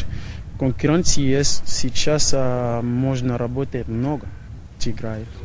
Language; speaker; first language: Ukrainian; non-native, learner; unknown